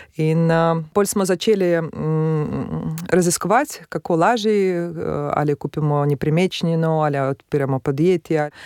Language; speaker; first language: Slovenian; non-native, fluent; Russian